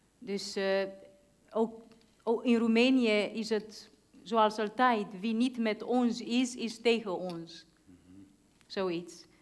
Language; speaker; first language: Dutch; non-native, fluent; Hungarian